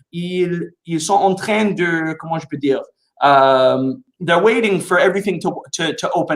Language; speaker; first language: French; non-native, local second language; English